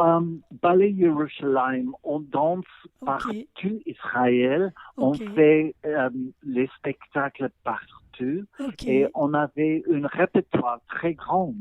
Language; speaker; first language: French; non-native, learner; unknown